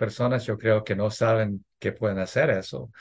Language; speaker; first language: Spanish; early bilingual, heritage; English